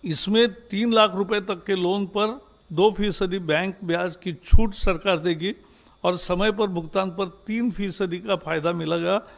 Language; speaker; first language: Hindi; native; Hindi